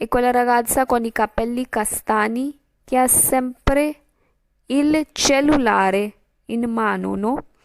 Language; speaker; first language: Italian; non-native, fluent; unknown